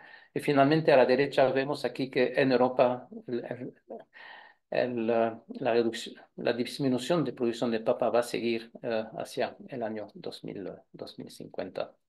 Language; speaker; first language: Spanish; non-native, fluent; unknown